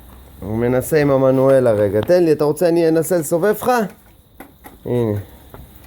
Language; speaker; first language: Hebrew; native; Hebrew